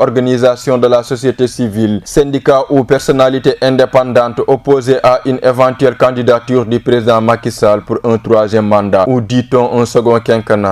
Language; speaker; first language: French; non-native, local second language; Wolof